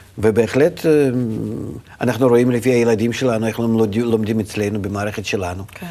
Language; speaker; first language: Hebrew; non-native, fluent; Russian